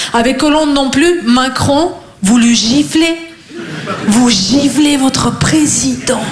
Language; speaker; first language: French; non-native, fluent; Russian